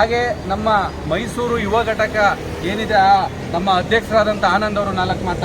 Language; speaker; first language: Kannada; native; Kannada